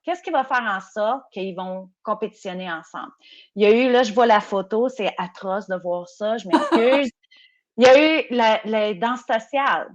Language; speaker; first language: French; native; French